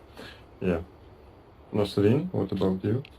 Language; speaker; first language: English; non-native, learner; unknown